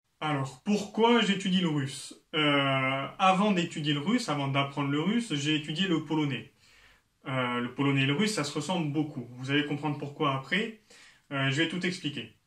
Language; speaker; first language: French; native; French